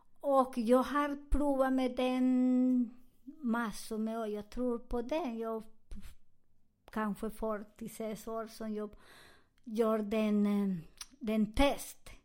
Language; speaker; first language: Swedish; non-native, learner; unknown